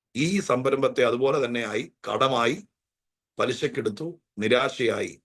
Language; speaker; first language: Malayalam; native; Malayalam